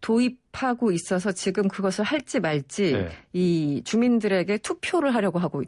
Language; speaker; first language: Korean; native; Korean